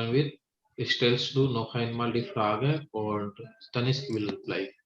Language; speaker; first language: German; non-native, fluent; Hindi